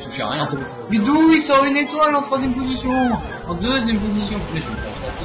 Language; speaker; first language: French; native; French